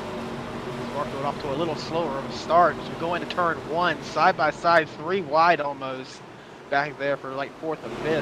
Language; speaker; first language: English; native; English